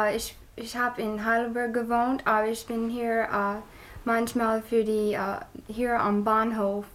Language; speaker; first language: German; non-native, learner; English